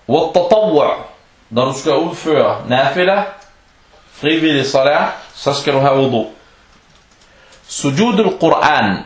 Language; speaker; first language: Danish; non-native, fluent; Arabic